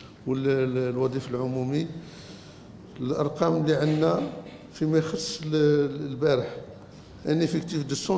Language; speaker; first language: Arabic; native; Arabic